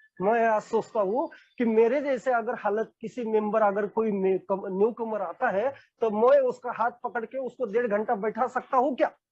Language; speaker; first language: Hindi; non-native, local second language; Marathi